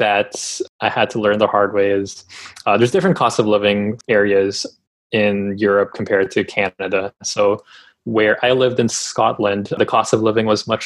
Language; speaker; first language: English; non-native, local second language; Filipino